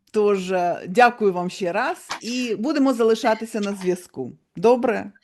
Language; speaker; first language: Ukrainian; native; Ukrainian